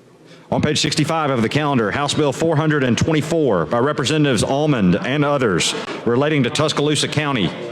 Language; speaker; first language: English; native; English